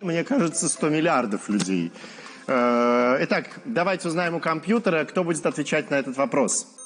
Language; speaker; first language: Russian; native; Russian